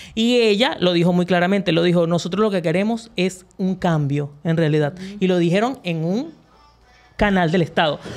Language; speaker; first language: Spanish; native; Spanish